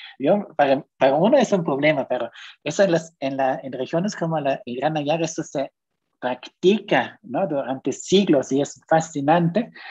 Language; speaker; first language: Spanish; non-native, fluent; German